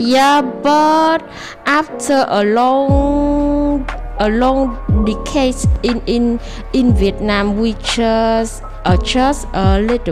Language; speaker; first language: English; non-native, learner; Vietnamese